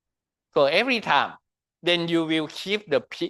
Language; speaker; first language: English; non-native, fluent; Thai